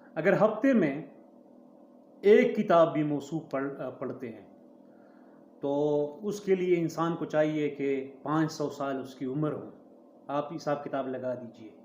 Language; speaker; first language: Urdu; non-native, local second language; Pashto